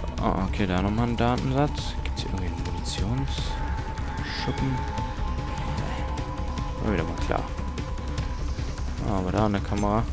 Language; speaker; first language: German; native; German